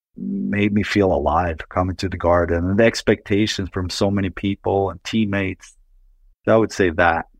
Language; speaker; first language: English; non-native, fluent; Swedish